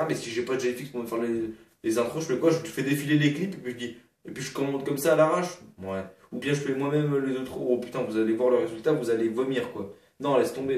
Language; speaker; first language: French; native; French